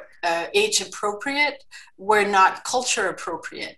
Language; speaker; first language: English; non-native, fluent; Kalaallisut